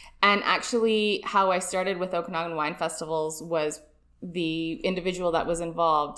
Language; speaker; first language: English; native; English